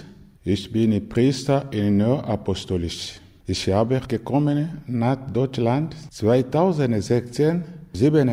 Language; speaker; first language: German; non-native, learner; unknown